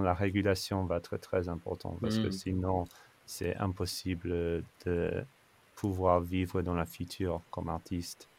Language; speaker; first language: French; non-native, fluent; English